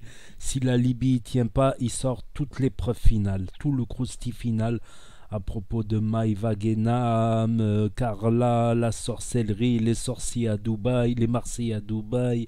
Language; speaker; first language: French; native; French